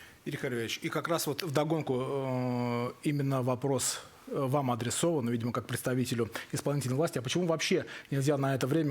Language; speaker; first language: Russian; native; Russian